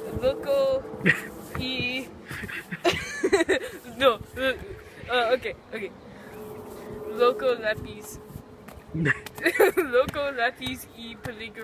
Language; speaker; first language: Spanish; non-native, learner; English